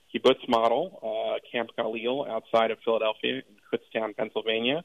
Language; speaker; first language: English; native; English